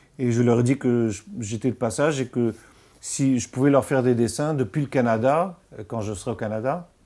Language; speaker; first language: French; non-native, local second language; Arabic